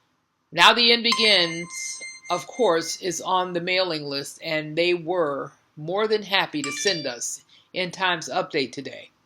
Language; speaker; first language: English; native; English